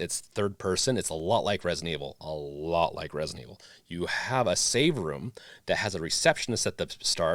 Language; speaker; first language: English; native; English